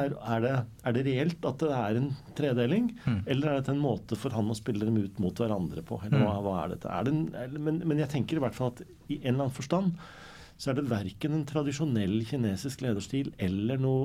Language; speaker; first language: Norwegian; native; Norwegian